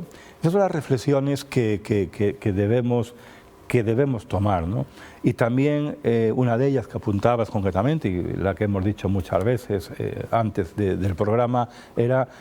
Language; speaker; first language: Spanish; native; Spanish